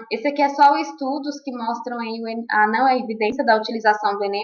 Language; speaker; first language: Portuguese; native; Portuguese